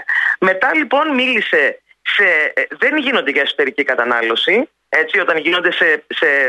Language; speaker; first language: Greek; native; Greek